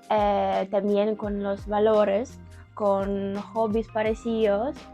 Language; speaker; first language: Spanish; non-native, learner; Ukrainian